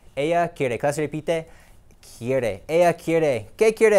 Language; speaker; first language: Spanish; non-native, fluent; English